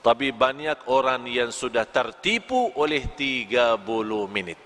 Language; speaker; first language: Indonesian; non-native, fluent; Arabic